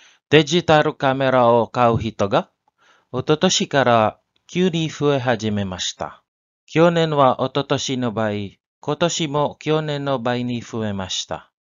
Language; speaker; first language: Japanese; non-native, learner; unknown